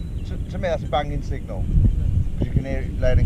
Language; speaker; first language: English; native; English